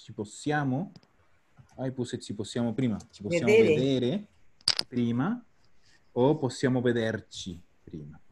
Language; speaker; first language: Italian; non-native, fluent; Spanish